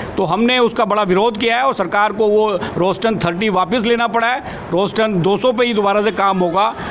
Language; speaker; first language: Hindi; native; Hindi